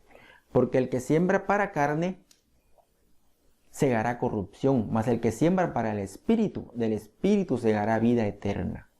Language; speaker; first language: Spanish; native; Spanish